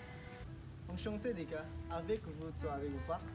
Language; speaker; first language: French; non-native, learner; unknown